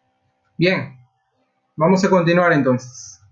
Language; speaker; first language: Spanish; native; Spanish